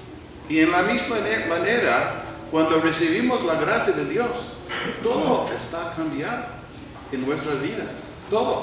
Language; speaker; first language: Spanish; non-native, fluent; English